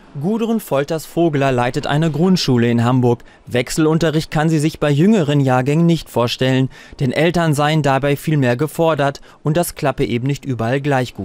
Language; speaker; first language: German; native; German